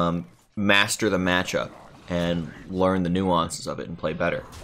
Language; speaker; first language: English; native; English